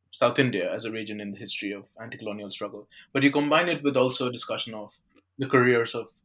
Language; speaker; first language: English; non-native, local second language; Bangla